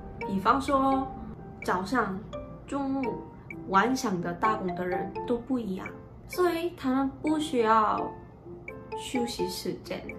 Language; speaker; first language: Chinese; non-native, learner; Korean